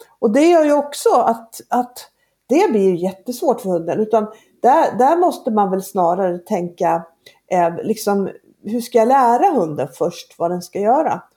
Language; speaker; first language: Swedish; native; Swedish